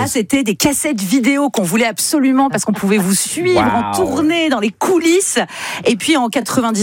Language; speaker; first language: French; native; French